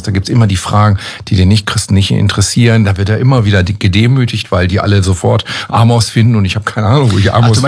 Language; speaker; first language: German; native; German